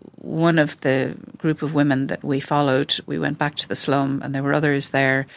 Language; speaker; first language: English; native; English